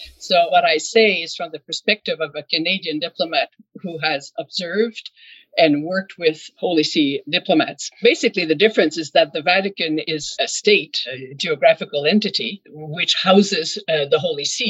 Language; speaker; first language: English; non-native, fluent; French